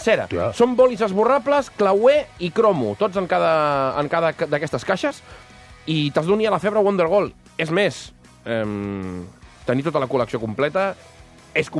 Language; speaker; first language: Catalan; native; Catalan